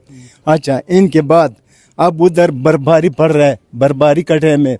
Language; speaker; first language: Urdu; non-native, learner; Pashto